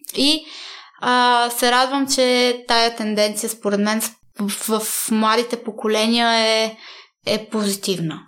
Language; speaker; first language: Bulgarian; early bilingual, heritage; Bulgarian